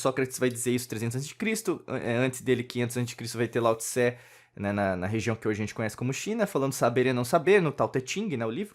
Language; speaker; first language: Portuguese; native; Portuguese